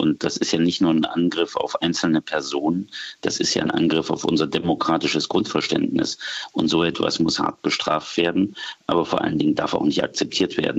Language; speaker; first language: German; native; German